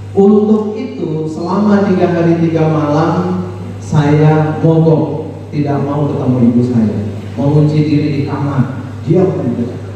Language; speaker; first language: Indonesian; non-native, local second language; Minangkabau